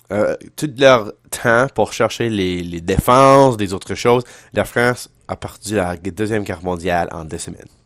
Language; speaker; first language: French; non-native, local second language; English